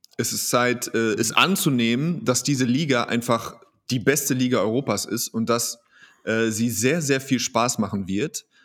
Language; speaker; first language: German; native; German